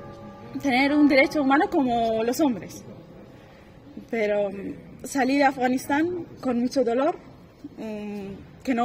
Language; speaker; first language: Spanish; non-native, learner; Persian